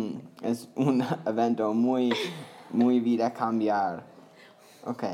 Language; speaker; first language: Spanish; non-native, learner; English